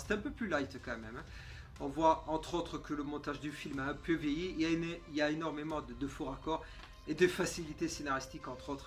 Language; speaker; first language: French; native; French